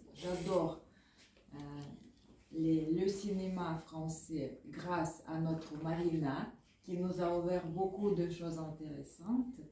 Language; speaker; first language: French; non-native, fluent; Russian